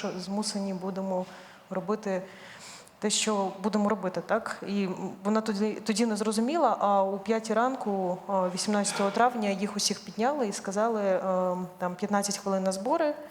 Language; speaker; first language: Ukrainian; non-native, local second language; Crimean Tatar